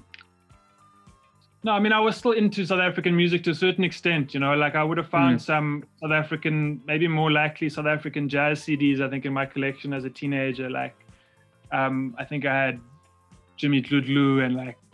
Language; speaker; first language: English; native; English